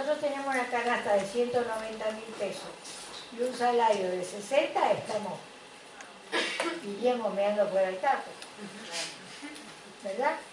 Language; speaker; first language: Spanish; native; Spanish